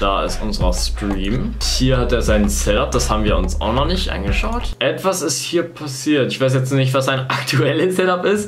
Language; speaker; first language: German; native; German